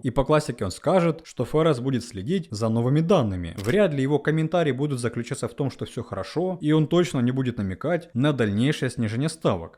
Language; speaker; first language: Russian; native; Russian